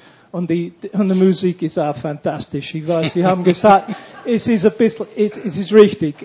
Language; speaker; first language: German; non-native, fluent; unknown